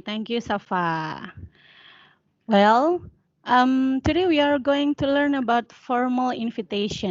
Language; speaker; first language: English; non-native, learner; Indonesian